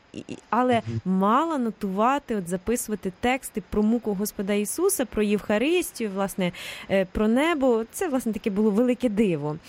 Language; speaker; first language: Ukrainian; native; Ukrainian